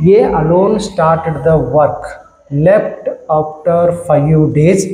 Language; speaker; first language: English; non-native, local second language; Kannada